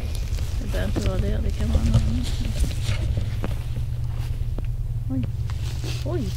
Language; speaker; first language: Swedish; native; Swedish